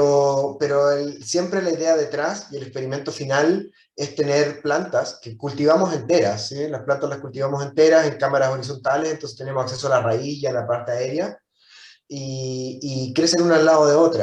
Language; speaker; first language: Spanish; native; Spanish